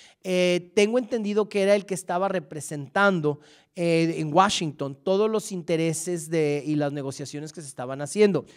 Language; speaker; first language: Spanish; native; Spanish